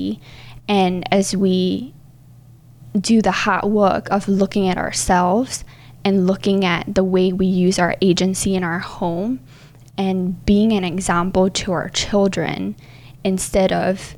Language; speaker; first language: English; native; English